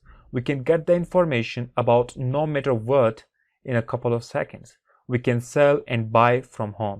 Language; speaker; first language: English; non-native, fluent; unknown